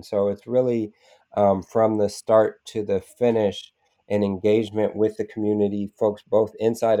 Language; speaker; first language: English; native; English